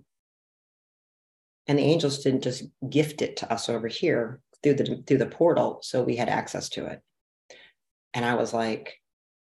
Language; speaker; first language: English; native; English